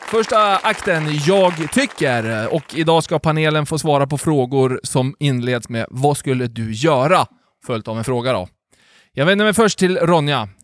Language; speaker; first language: Swedish; native; Swedish